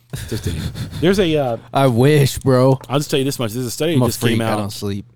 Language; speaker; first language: English; native; English